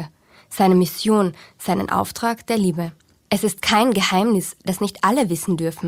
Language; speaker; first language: German; native; German